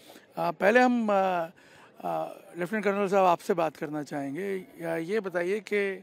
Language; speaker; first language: Hindi; native; Hindi